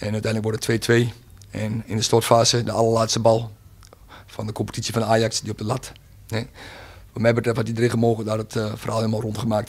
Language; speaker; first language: Dutch; native; Dutch